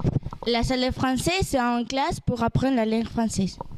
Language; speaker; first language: French; non-native, learner; Spanish